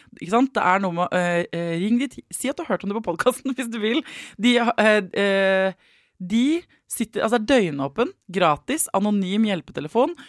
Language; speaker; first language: Norwegian; native; Norwegian